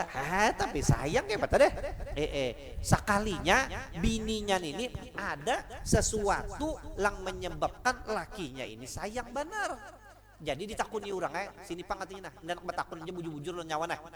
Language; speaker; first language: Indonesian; non-native, local second language; Banjar